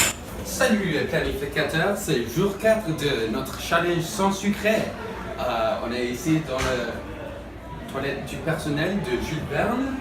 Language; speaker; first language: French; non-native, learner; English